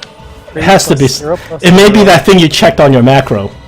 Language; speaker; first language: English; native; English